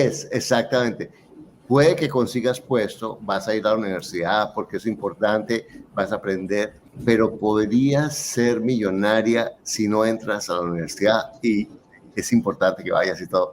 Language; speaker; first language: Spanish; native; Spanish